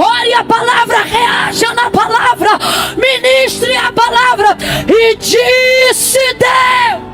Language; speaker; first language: Portuguese; native; Portuguese